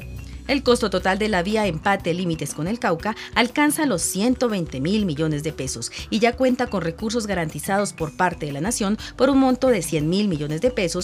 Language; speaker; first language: Spanish; native; Spanish